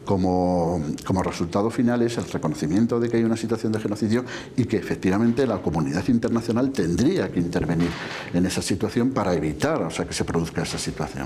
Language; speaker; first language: Spanish; native; Spanish